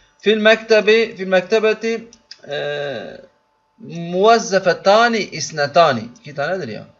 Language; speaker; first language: Arabic; non-native, learner; Turkish